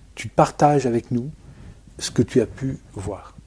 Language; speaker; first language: French; native; French